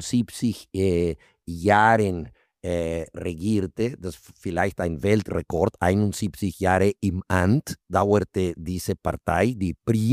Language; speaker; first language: German; non-native, fluent; Spanish